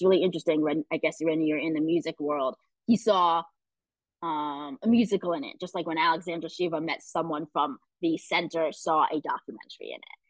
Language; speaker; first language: English; native; English